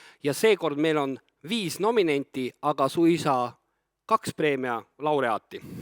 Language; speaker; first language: Estonian; native; Estonian